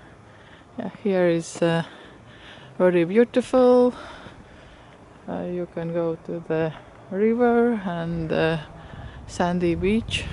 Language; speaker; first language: English; non-native, fluent; Latvian